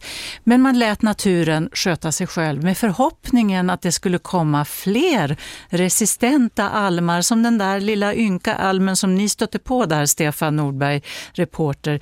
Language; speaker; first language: Swedish; native; Swedish